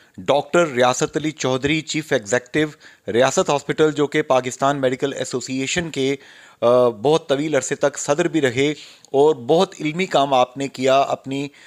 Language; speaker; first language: Urdu; non-native, local second language; Pahari-Potwari